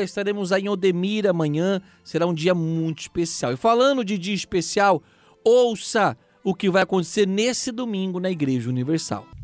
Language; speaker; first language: Portuguese; native; Portuguese